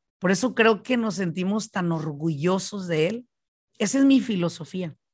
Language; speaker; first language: Spanish; native; Spanish